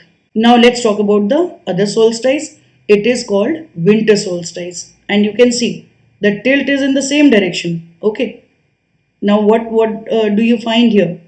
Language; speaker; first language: English; non-native, local second language; Hindi